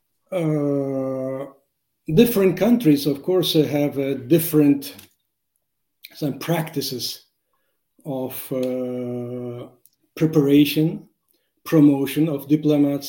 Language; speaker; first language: English; non-native, fluent; Uzbek